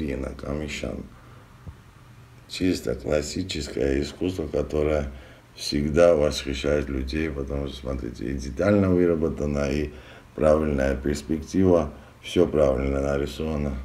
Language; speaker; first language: Russian; non-native, fluent; Georgian